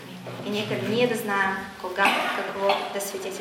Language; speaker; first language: Bulgarian; non-native, fluent; Russian